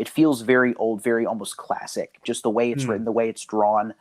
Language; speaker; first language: English; native; English